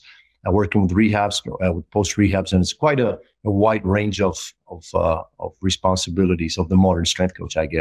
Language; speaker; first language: English; non-native, fluent; Greek